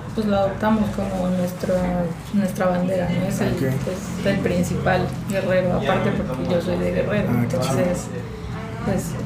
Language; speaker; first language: Spanish; native; Spanish